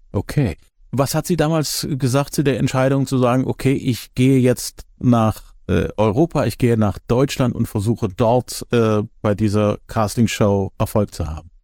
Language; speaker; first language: German; native; German